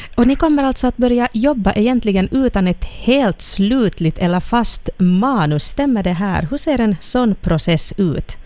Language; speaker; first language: Swedish; native; Swedish